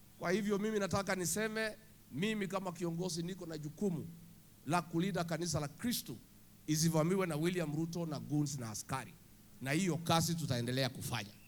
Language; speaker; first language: Swahili; non-native, local second language; Kikuyu